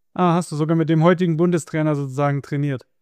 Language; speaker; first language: German; native; German